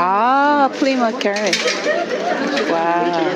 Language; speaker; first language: English; non-native, learner; Korean